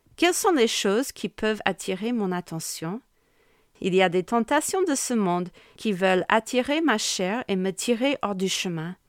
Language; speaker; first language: French; non-native, fluent; English